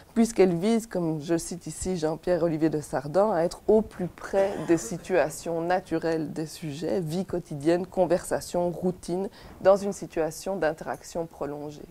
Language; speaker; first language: French; native; French